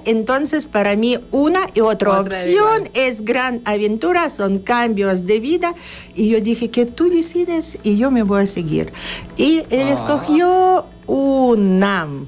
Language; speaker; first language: Spanish; non-native, fluent; Russian